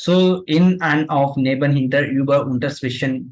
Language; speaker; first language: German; non-native, fluent; Tamil